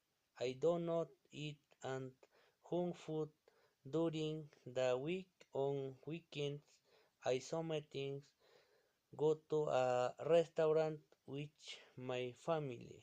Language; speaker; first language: English; non-native, learner; Spanish